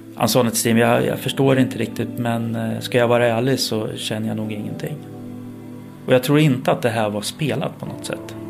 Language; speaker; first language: Swedish; native; Swedish